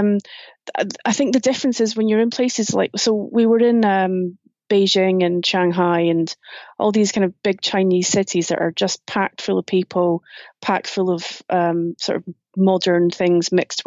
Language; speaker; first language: English; native; English